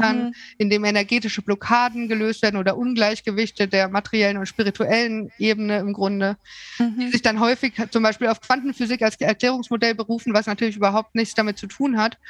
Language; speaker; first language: German; native; German